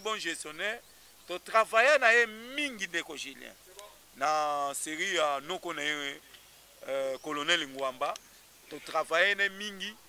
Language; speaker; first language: Lingala; non-native, local second language; Kongo